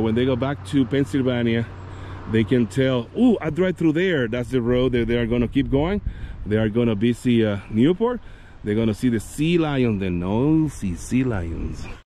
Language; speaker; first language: English; non-native, local second language; Spanish